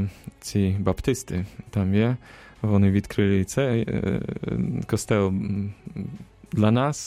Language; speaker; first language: Ukrainian; non-native, fluent; Polish